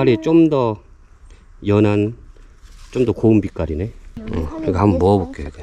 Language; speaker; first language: Korean; native; Korean